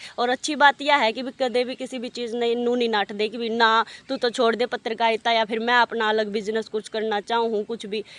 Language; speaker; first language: Hindi; native; Hindi